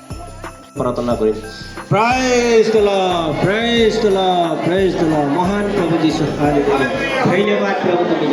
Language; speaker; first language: Hindi; non-native, local second language; Assamese